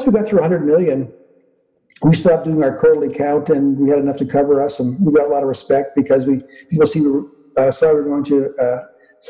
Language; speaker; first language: English; native; English